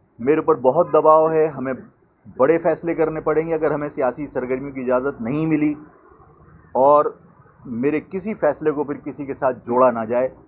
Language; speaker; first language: Urdu; native; Urdu